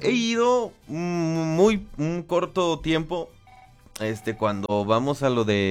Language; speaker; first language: Spanish; native; Spanish